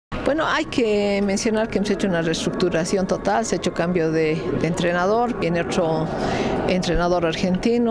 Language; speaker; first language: Spanish; native; Spanish